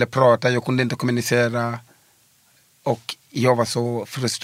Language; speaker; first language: Swedish; early bilingual, other home language; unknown